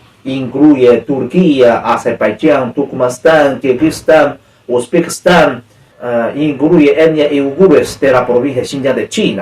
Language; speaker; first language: Spanish; non-native, learner; Chinese